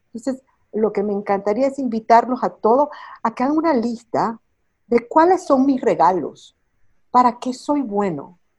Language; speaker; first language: Spanish; early bilingual, heritage; Spanish